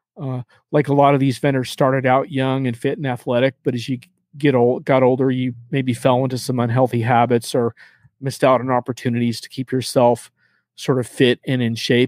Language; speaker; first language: English; native; English